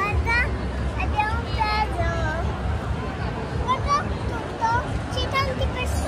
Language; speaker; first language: Italian; early bilingual, other home language; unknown